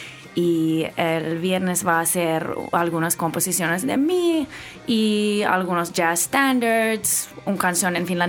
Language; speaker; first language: Spanish; non-native, learner; Finnish